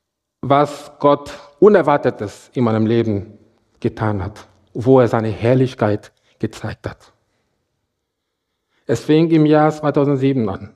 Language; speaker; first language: German; non-native, fluent; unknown